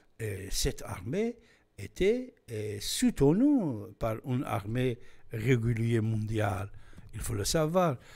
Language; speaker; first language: French; non-native, fluent; Persian